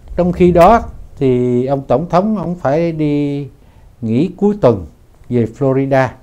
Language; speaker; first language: Vietnamese; native; Vietnamese